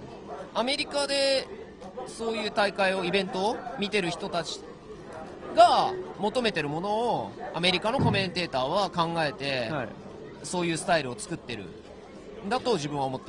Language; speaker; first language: Japanese; native; Japanese